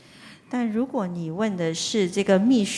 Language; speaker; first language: Chinese; native; Chinese